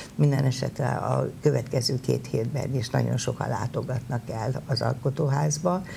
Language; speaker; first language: Hungarian; native; Hungarian